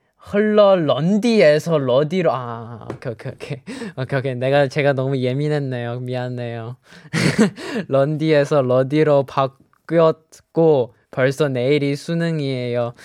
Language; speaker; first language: Korean; non-native, fluent; Chinese